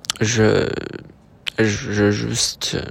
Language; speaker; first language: French; non-native, learner; Chinese